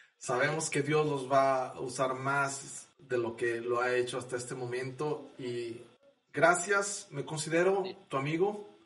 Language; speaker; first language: Spanish; native; Spanish